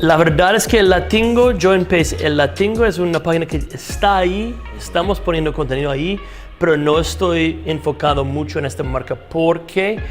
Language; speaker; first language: Spanish; non-native, fluent; English